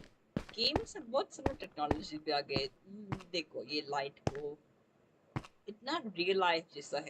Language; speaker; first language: Hindi; non-native, local second language; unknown